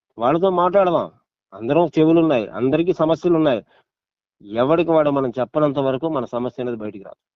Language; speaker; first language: Telugu; non-native, local second language; Odia